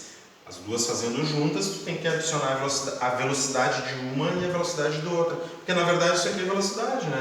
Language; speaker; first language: Portuguese; native; Portuguese